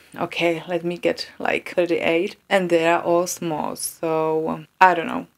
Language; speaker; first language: English; non-native, fluent; Czech